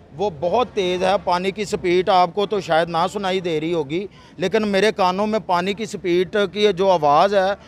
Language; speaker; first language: Urdu; non-native, local second language; Punjabi